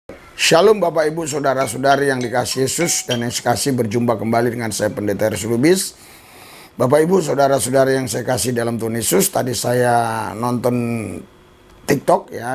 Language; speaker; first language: Indonesian; native; Indonesian